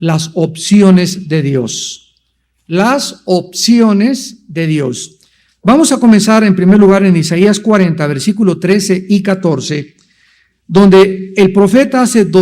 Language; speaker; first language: Spanish; native; Spanish